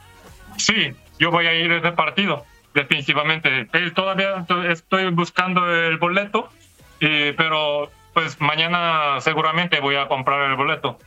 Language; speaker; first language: Spanish; non-native, fluent; Korean